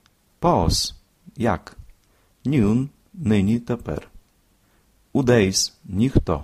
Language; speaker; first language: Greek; non-native, fluent; Ukrainian